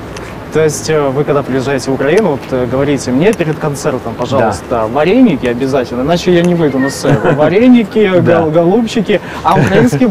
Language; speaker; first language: Russian; native; Russian